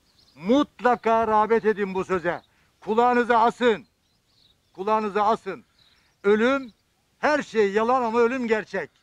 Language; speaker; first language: Turkish; native; Turkish